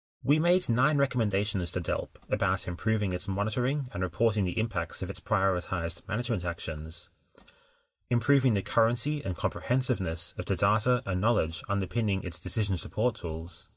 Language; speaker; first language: English; native; English